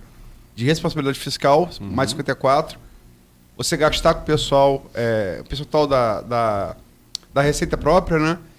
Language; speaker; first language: Portuguese; native; Portuguese